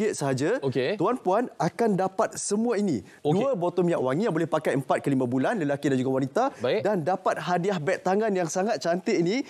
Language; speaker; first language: Malay; native; Malay